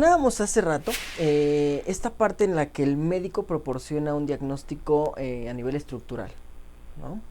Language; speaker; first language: Spanish; native; Spanish